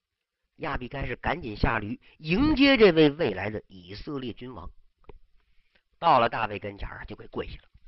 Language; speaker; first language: Chinese; native; Chinese